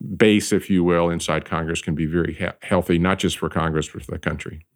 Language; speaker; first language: English; native; English